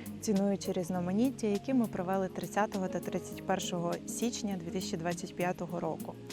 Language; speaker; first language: Ukrainian; native; Ukrainian